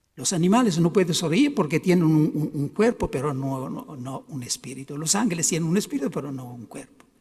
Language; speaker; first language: Spanish; non-native, fluent; Italian